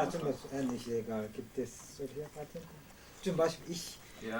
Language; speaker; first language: German; non-native, learner; Korean